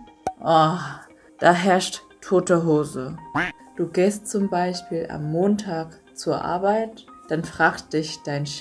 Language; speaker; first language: German; non-native, fluent; Vietnamese